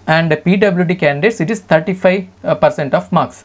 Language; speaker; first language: English; non-native, local second language; Kannada